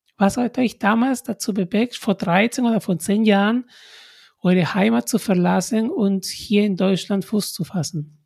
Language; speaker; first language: German; non-native, fluent; Spanish